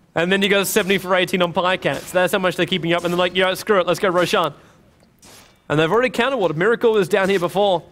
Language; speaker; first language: English; native; English